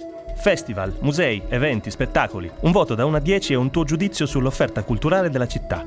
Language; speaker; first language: Italian; native; Italian